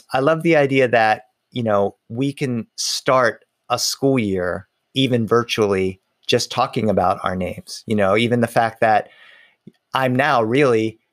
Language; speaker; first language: English; early bilingual, other home language; Spanish